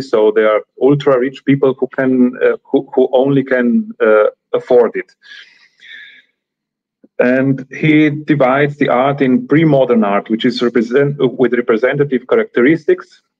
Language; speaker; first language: English; non-native, fluent; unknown